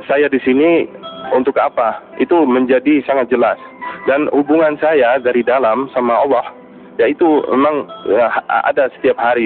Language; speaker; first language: Indonesian; non-native, fluent; Dutch